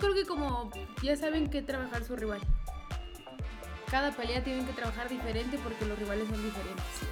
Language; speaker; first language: Spanish; native; Spanish